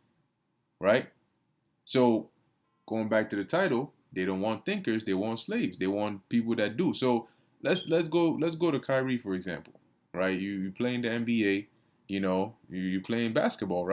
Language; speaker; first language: English; native; English